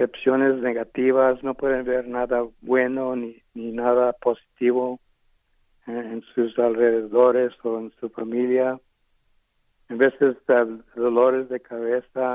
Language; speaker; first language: Spanish; early bilingual, heritage; Spanish